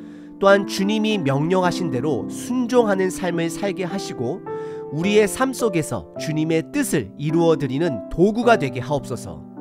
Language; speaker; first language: Korean; native; Korean